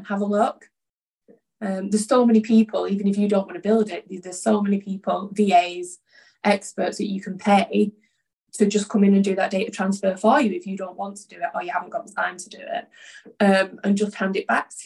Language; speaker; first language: English; native; English